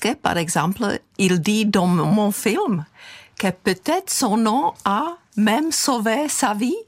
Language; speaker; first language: French; non-native, fluent; Czech